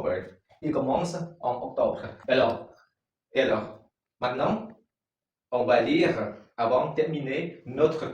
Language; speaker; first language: French; non-native, learner; Khmer